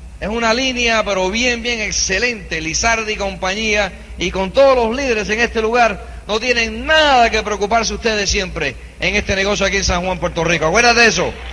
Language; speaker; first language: Spanish; early bilingual, heritage; Spanish